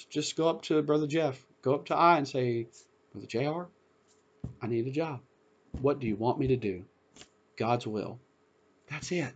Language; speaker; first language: English; native; English